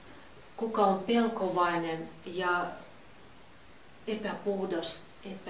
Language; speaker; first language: Finnish; non-native, fluent; Russian